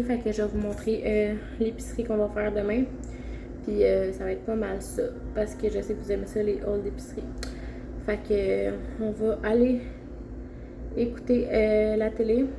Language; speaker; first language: French; native; French